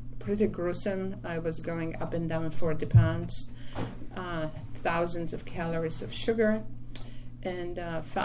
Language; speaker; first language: English; non-native, fluent; Polish